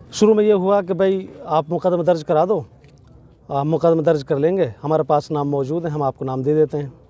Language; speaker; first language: Hindi; native; Hindi